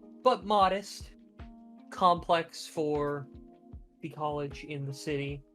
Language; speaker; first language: English; native; English